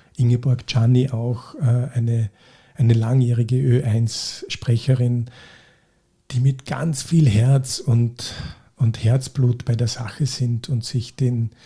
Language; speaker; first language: German; native; German